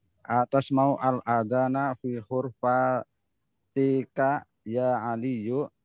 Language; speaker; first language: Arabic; non-native, learner; Indonesian